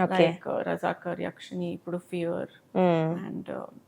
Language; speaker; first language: Telugu; non-native, learner; Hindi